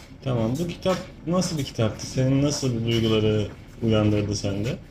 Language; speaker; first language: Turkish; native; Turkish